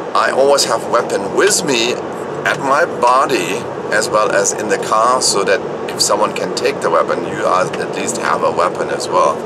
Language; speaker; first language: English; non-native, fluent; German